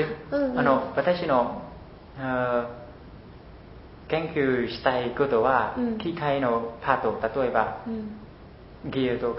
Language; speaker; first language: Japanese; non-native, learner; Khmer